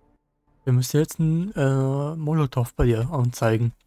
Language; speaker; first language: German; native; German